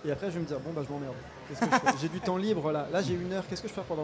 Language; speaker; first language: French; native; French